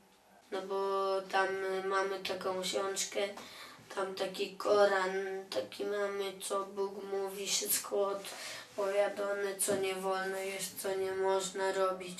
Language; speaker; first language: Polish; early bilingual, other home language; Chechen